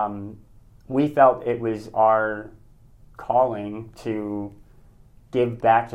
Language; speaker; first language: English; native; English